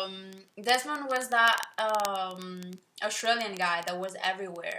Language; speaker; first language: English; non-native, fluent; Spanish